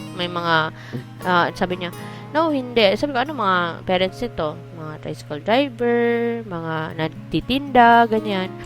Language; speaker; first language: Filipino; non-native, local second language; Cebuano